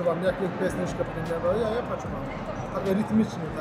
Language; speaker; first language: Slovak; non-native, learner; Azerbaijani